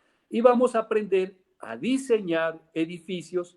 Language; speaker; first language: Spanish; native; Spanish